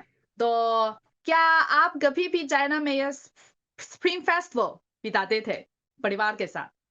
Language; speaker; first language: Hindi; non-native, learner; Chinese